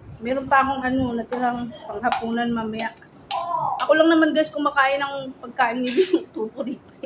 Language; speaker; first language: Filipino; native; Filipino